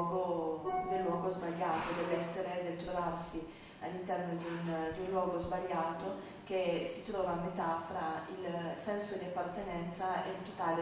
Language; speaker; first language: Italian; native; Italian